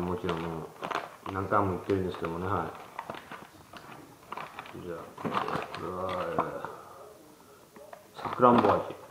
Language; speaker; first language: Japanese; early bilingual, heritage; Japanese